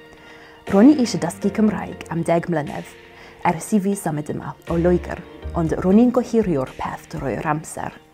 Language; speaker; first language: Welsh; non-native, learner; English